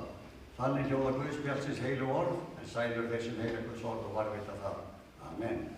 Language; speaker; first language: Icelandic; native; Icelandic